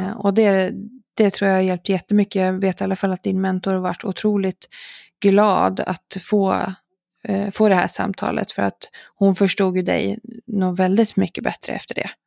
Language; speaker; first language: Swedish; native; Swedish